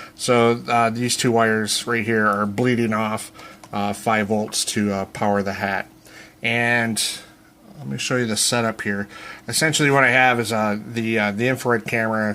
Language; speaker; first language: English; native; English